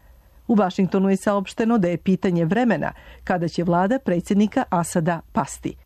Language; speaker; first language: Croatian; native; Croatian